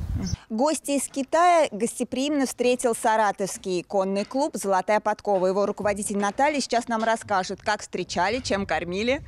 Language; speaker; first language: Russian; native; Russian